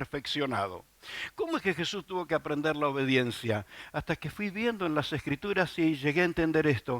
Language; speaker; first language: Spanish; native; Spanish